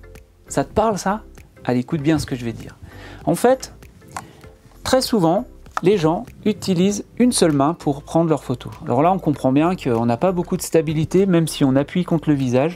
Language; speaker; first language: French; native; French